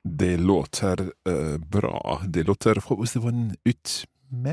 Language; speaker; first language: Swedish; non-native, learner; English